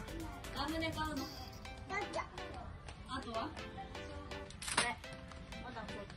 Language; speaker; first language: Japanese; non-native, fluent; Filipino